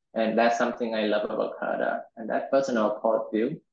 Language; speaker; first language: English; non-native, fluent; Vietnamese